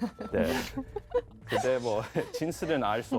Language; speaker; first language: Korean; non-native, fluent; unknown